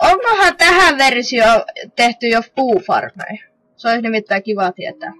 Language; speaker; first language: Finnish; native; Finnish